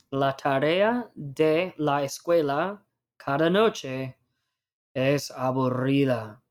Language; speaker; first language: Spanish; non-native, fluent; English